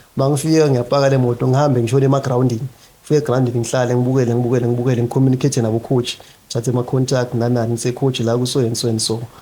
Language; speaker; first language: Zulu; non-native, local second language; Swati